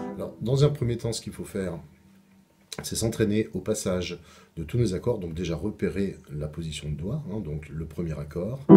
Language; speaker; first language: French; native; French